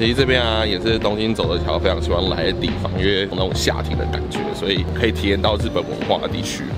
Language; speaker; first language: Chinese; native; Chinese